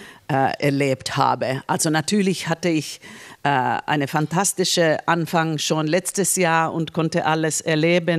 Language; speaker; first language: German; non-native, fluent; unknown